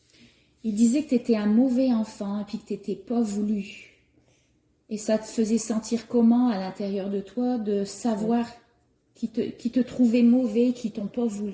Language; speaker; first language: French; native; French